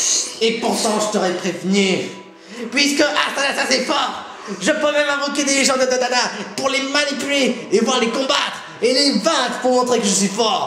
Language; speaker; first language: French; native; French